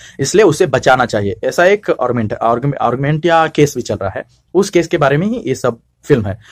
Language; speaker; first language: Hindi; non-native, local second language; Kannada